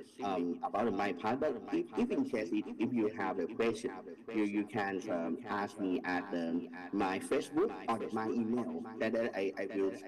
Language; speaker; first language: English; non-native, learner; Thai